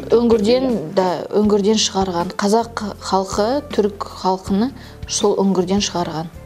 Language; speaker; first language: Kazakh; non-native, local second language; Turkish